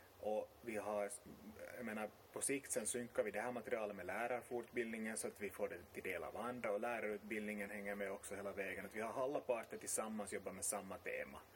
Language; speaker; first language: Swedish; native; Swedish